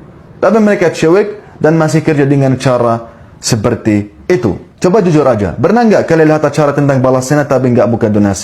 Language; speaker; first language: Indonesian; non-native, fluent; Arabic